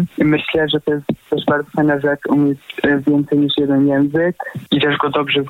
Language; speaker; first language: Polish; early bilingual, heritage; Polish